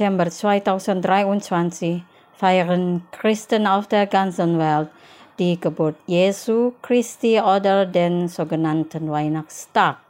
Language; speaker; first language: German; non-native, fluent; Indonesian